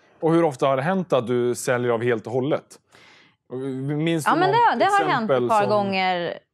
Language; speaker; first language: Swedish; native; Swedish